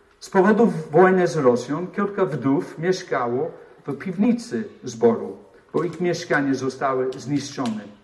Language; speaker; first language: Polish; non-native, fluent; English